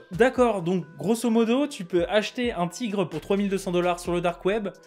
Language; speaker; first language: French; native; French